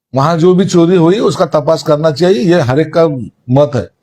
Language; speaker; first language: Hindi; non-native, local second language; Marathi